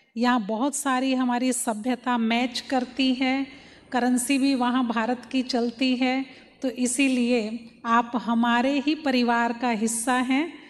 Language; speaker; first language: Hindi; native; Hindi